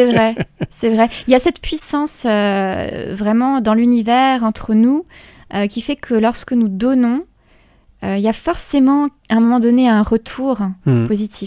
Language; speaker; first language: French; native; French